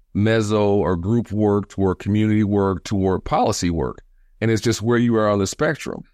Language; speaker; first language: English; native; English